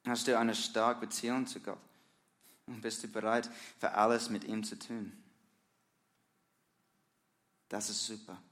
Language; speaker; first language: German; non-native, learner; English